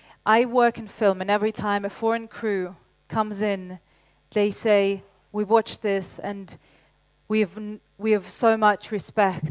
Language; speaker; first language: English; non-native, fluent; Ukrainian